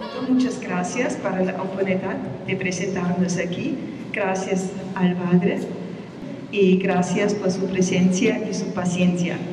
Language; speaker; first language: Spanish; non-native, fluent; German